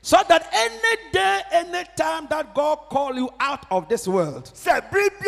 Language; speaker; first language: English; non-native, local second language; Akan